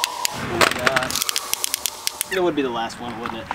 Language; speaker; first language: English; native; English